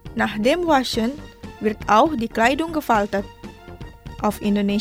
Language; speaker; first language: German; non-native, fluent; Indonesian